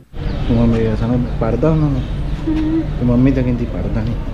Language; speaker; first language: Filipino; non-native, learner; Punjabi